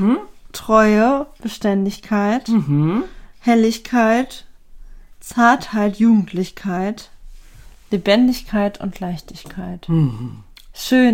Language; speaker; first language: German; native; German